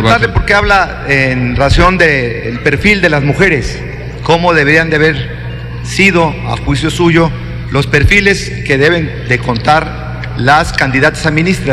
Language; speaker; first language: Spanish; native; Spanish